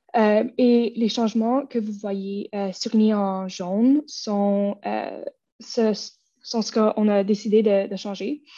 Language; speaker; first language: French; native; French